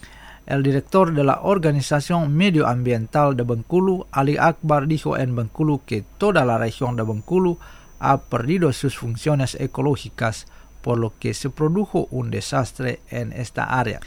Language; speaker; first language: Spanish; non-native, fluent; Indonesian